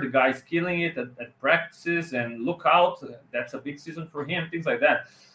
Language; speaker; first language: English; non-native, fluent; Portuguese